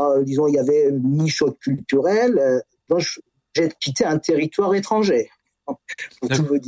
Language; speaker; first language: French; non-native, fluent; Persian